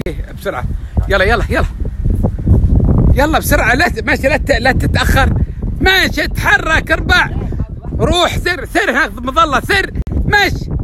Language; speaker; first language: Arabic; native; Arabic